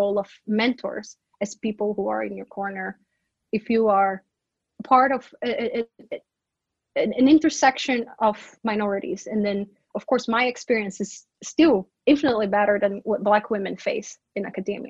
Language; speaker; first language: English; non-native, fluent; Portuguese